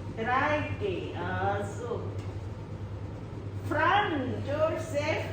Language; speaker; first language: German; non-native, learner; Thai